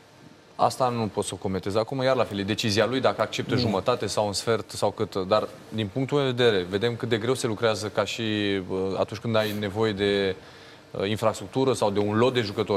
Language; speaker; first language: Romanian; native; Romanian